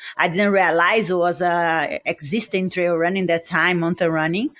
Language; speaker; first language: English; non-native, learner; Portuguese